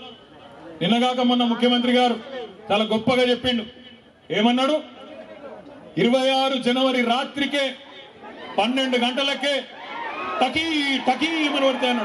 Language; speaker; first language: Telugu; native; Telugu